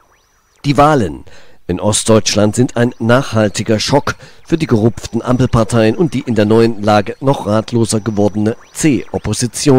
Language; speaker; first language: German; native; German